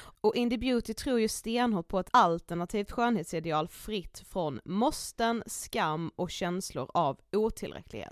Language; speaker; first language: Swedish; native; Swedish